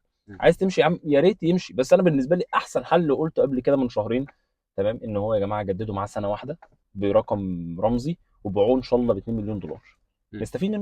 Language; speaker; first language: Arabic; native; Arabic